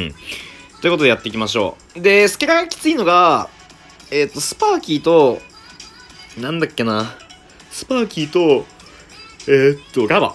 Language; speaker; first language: Japanese; native; Japanese